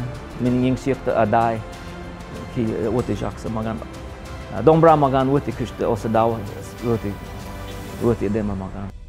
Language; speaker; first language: Kazakh; non-native, learner; English